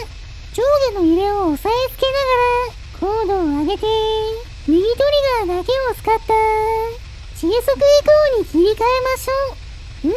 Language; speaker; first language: Japanese; native; Japanese